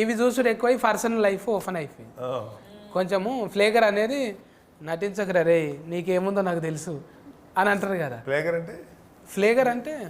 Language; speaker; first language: Telugu; native; Telugu